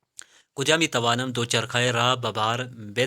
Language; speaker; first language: Persian; non-native, fluent; Urdu